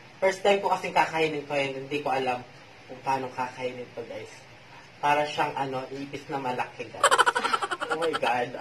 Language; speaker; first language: Filipino; non-native, local second language; Pampanga